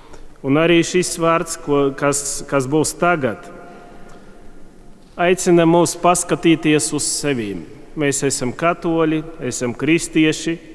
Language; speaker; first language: Latvian; non-native, fluent; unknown